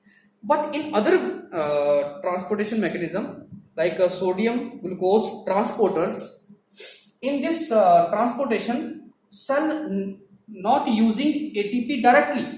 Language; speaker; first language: English; non-native, local second language; Hindi